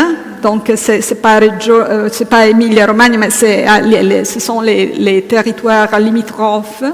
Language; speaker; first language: French; non-native, fluent; Italian